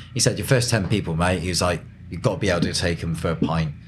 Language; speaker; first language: English; native; English